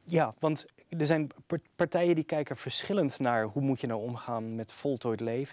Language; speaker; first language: Dutch; native; Dutch